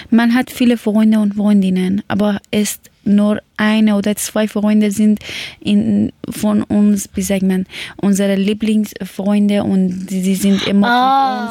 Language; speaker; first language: German; non-native, learner; Persian